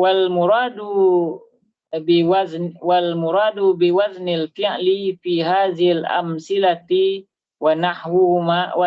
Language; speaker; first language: Arabic; non-native, learner; Indonesian